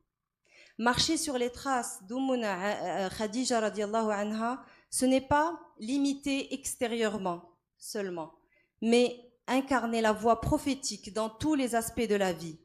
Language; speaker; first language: French; non-native, local second language; Arabic